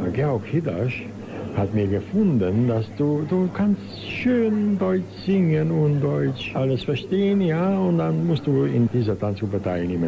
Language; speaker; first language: German; non-native, local second language; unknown